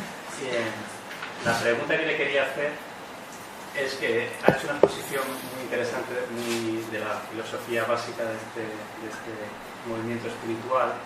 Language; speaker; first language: Spanish; native; Spanish